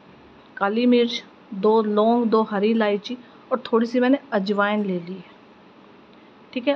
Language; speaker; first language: Hindi; native; Hindi